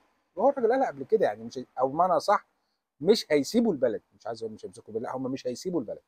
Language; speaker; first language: Arabic; native; Arabic